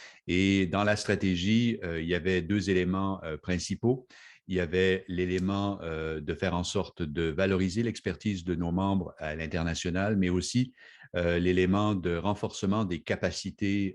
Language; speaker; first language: French; native; French